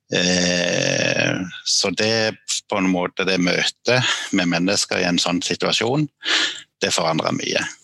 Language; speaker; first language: Norwegian; native; Norwegian